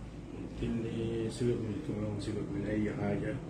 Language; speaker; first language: Arabic; native; Arabic